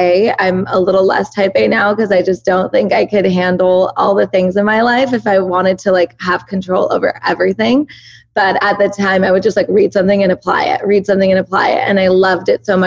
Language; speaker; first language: English; early bilingual, other home language; Persian